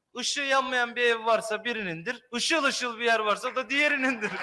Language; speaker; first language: Turkish; native; Turkish